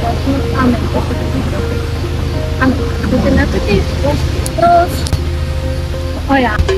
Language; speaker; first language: German; non-native, learner; Indonesian